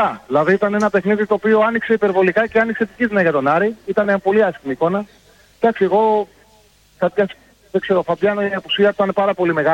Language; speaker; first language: Greek; native; Greek